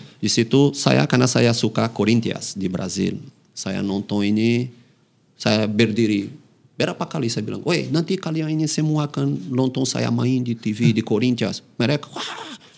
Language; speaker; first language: Indonesian; non-native, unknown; Portuguese